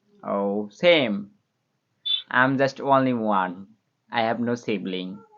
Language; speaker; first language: English; non-native, learner; Bangla